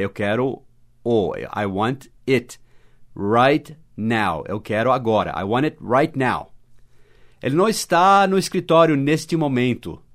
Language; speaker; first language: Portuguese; non-native, fluent; English